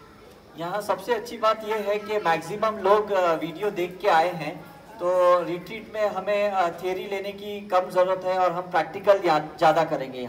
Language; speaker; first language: Hindi; native; Hindi